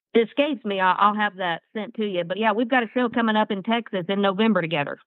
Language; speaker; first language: English; native; English